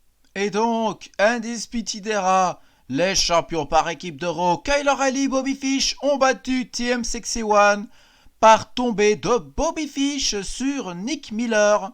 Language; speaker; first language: French; native; French